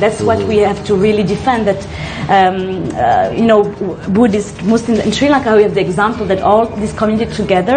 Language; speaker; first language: English; non-native, fluent; French